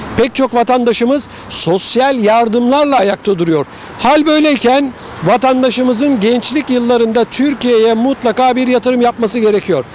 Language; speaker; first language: Turkish; native; Turkish